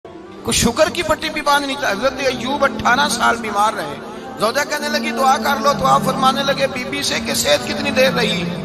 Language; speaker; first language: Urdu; non-native, local second language; Punjabi